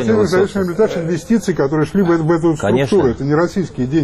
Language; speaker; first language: Russian; native; Russian